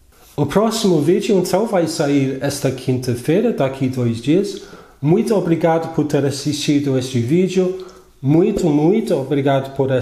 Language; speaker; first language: Portuguese; non-native, fluent; English